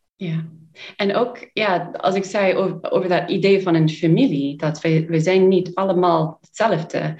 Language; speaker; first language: Dutch; non-native, fluent; English